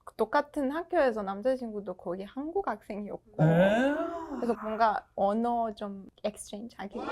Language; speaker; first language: Korean; non-native, learner; Persian